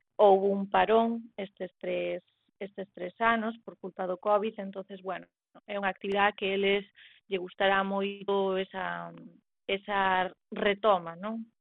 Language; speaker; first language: Galician; native; Galician